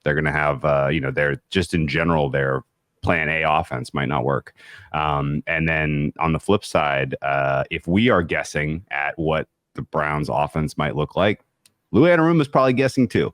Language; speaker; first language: English; native; English